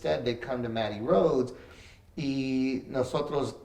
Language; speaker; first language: Spanish; early bilingual, heritage; English